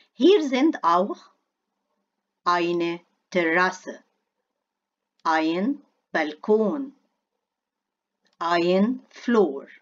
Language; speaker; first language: German; non-native, fluent; Arabic